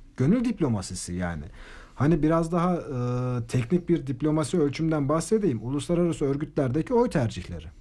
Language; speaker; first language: Turkish; native; Turkish